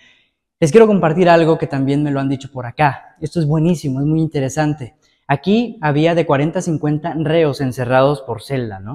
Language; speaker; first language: Spanish; native; Spanish